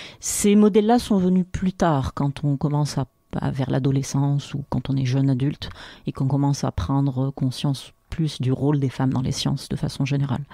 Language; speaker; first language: French; non-native, local second language; Arabic